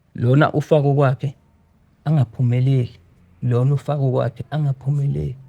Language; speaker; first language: Zulu; native; Zulu